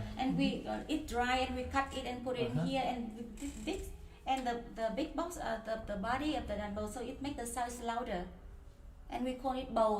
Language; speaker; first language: English; non-native, learner; Vietnamese